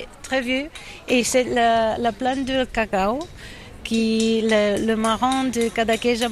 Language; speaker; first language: French; non-native, learner; Catalan